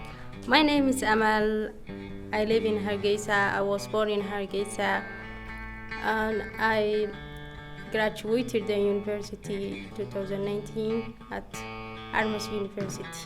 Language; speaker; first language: English; non-native, local second language; Somali